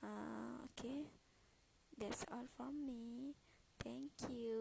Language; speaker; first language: English; non-native, learner; Malay